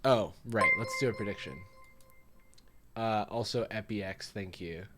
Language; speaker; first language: English; native; English